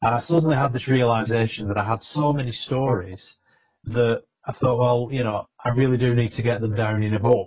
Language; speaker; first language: English; native; English